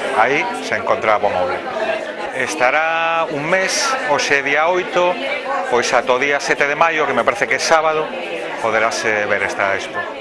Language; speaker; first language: Galician; non-native, local second language; Spanish